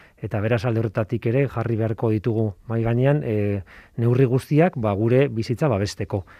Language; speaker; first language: Basque; non-native, local second language; Spanish